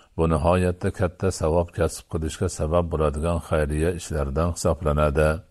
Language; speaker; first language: Uzbek; native; Uzbek